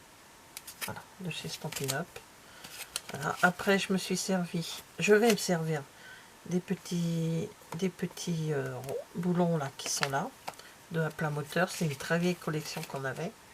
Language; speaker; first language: French; native; French